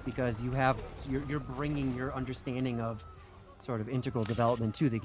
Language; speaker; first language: English; native; English